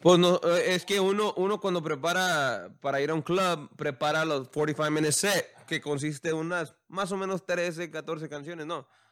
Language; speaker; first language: Spanish; early bilingual, heritage; Spanish